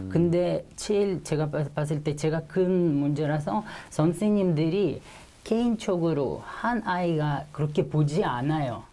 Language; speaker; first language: Korean; non-native, learner; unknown